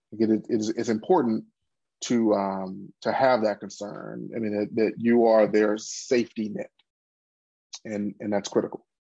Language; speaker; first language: English; native; English